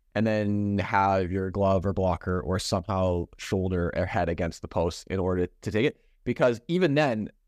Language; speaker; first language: English; native; English